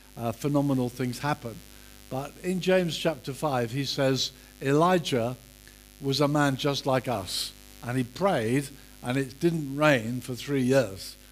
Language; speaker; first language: English; native; English